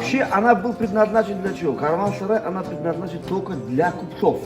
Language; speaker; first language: Russian; non-native, local second language; Uzbek